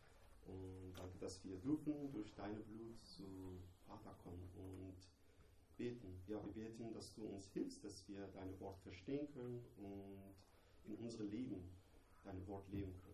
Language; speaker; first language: German; non-native, learner; Persian